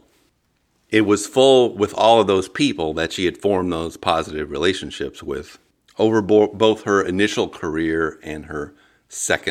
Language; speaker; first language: English; native; English